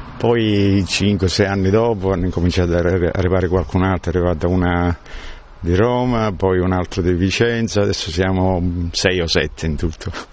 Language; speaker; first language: Italian; native; Italian